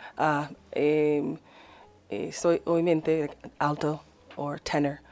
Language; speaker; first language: Spanish; non-native, learner; English